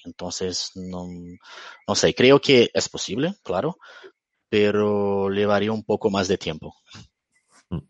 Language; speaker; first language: Spanish; non-native, fluent; Portuguese